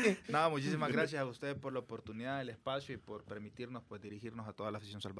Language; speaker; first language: Spanish; native; Spanish